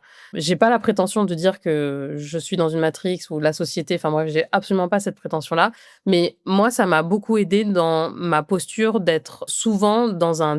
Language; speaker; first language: French; native; French